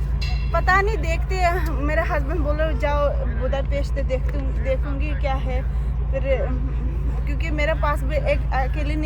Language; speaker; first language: Hindi; non-native, learner; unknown